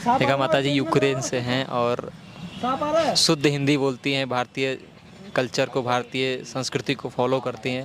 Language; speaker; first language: Hindi; native; Hindi